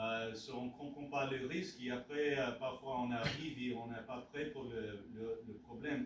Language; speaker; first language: French; non-native, learner; English